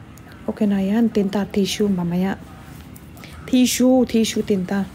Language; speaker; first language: Filipino; non-native, learner; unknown